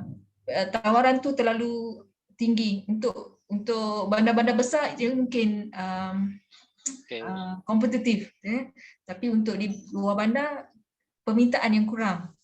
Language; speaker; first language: Malay; native; Malay